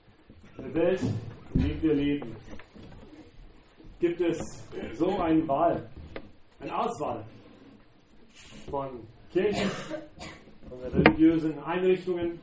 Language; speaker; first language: German; non-native, fluent; English